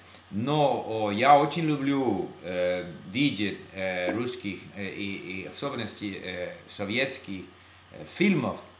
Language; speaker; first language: Russian; non-native, learner; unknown